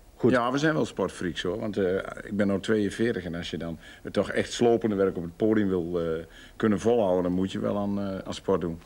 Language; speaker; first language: Dutch; native; Dutch